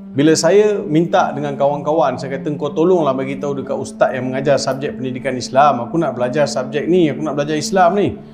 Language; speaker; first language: Malay; non-native, local second language; Tamil